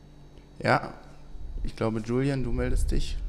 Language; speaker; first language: German; native; German